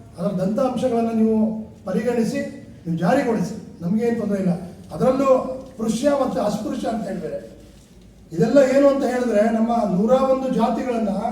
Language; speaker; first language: Kannada; non-native, local second language; Lambadi